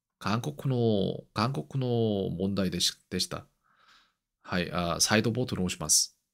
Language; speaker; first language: Japanese; non-native, learner; Korean